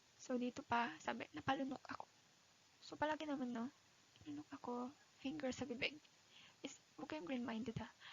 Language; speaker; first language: Filipino; non-native, local second language; Iloko